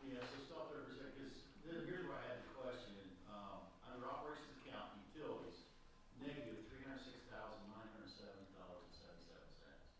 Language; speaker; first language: English; native; English